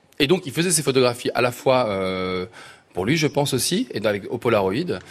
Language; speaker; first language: French; native; French